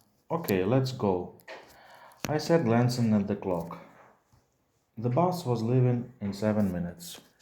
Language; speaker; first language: English; non-native, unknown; Ukrainian